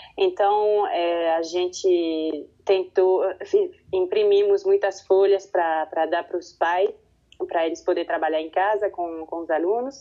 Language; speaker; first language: Portuguese; non-native, fluent; French